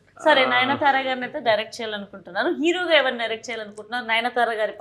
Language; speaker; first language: Telugu; native; Telugu